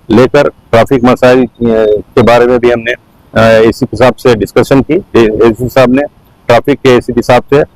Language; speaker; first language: Urdu; native; Urdu